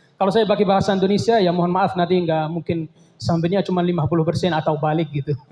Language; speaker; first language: Indonesian; non-native, learner; Arabic